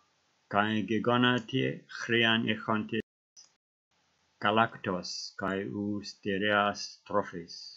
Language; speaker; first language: Greek; non-native, learner; English